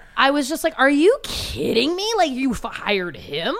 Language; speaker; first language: English; native; English